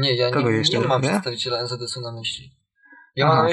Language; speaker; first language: Polish; native; Polish